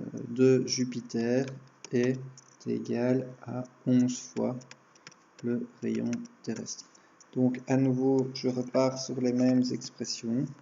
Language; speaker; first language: French; native; French